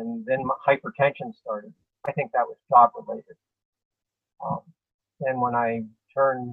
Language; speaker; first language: English; native; English